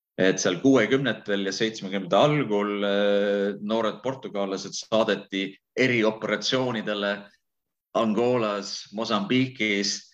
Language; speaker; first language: Estonian; early bilingual, heritage; Estonian